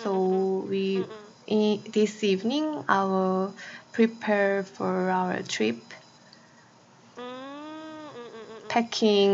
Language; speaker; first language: English; non-native, fluent; Korean